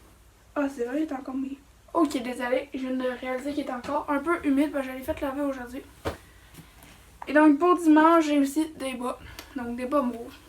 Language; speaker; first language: French; native; French